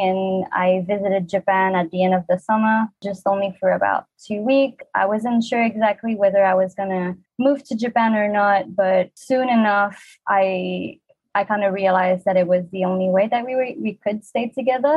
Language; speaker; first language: English; non-native, fluent; French